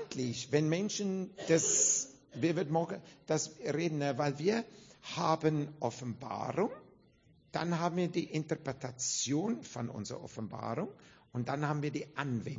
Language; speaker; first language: German; non-native, fluent; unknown